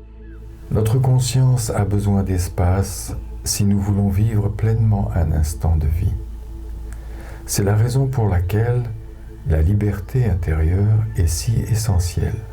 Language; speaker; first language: French; native; French